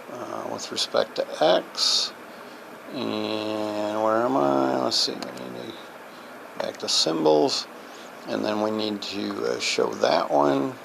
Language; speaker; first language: English; native; English